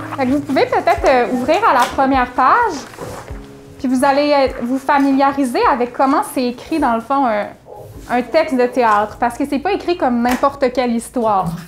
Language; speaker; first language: French; native; French